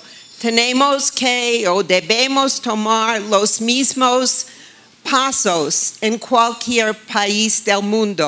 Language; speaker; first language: Spanish; non-native, fluent; English